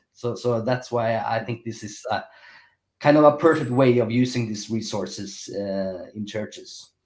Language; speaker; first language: English; non-native, fluent; Norwegian